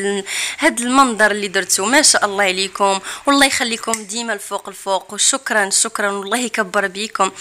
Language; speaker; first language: Arabic; native; Arabic